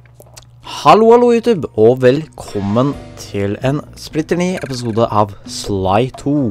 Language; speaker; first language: Norwegian; native; Norwegian